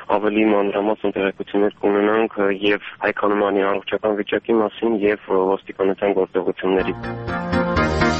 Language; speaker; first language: Armenian; native; Armenian